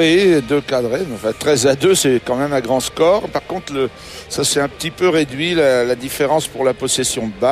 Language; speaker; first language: French; native; French